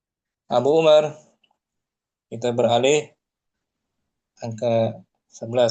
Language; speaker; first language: Indonesian; native; Indonesian